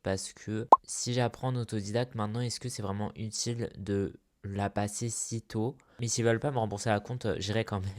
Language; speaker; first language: French; native; French